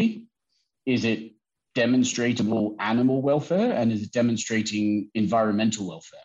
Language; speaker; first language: English; native; English